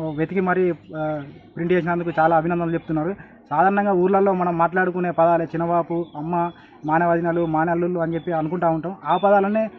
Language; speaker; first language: Telugu; native; Telugu